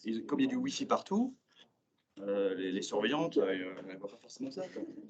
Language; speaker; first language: French; native; French